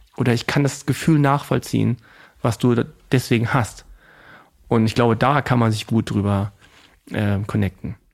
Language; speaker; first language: German; native; German